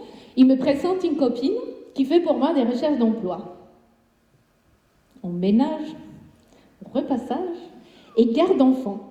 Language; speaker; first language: French; non-native, fluent; Spanish